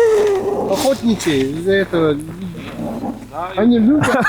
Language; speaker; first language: Russian; non-native, local second language; Yakut